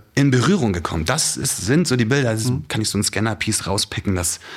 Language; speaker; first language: German; native; German